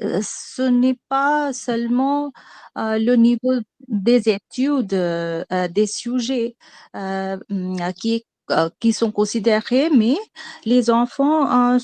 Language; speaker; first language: French; non-native, learner; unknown